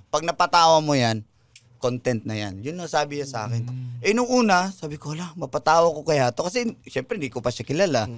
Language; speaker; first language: Filipino; non-native, local second language; Cebuano